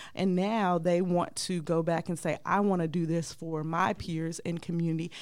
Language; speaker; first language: English; native; English